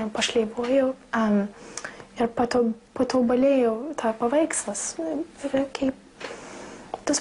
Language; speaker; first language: Lithuanian; early bilingual, heritage; English